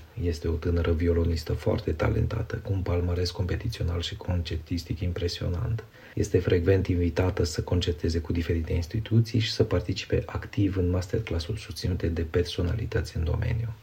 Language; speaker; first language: Romanian; native; Romanian